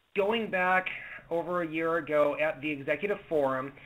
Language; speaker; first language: English; native; English